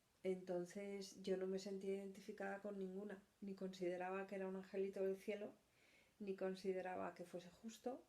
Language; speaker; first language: Spanish; native; Spanish